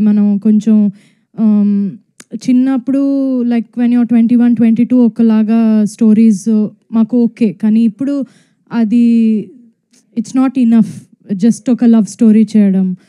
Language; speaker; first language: Telugu; non-native, fluent; Tamil